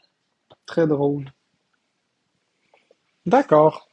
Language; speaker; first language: French; native; French